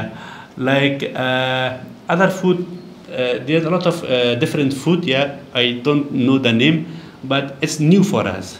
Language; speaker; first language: English; non-native, learner; Persian